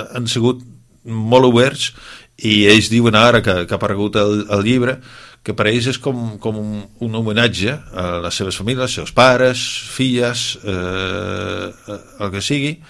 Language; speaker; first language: Catalan; non-native, fluent; Dutch